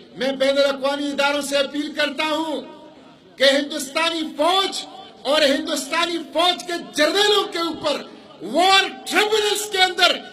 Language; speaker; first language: Urdu; non-native, local second language; Pashto